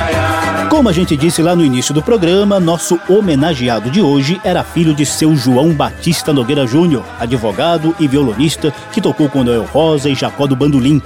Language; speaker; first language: Portuguese; native; Portuguese